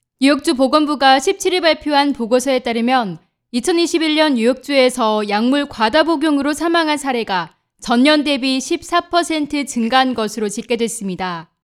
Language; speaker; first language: Korean; native; Korean